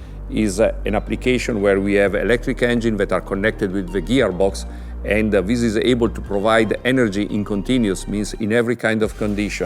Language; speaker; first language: English; non-native, fluent; Italian